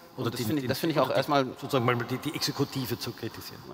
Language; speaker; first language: German; native; German